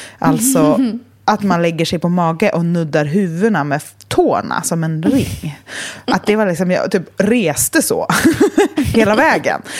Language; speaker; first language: Swedish; native; Swedish